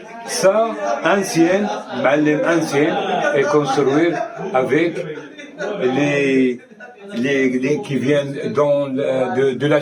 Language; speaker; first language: French; non-native, local second language; Arabic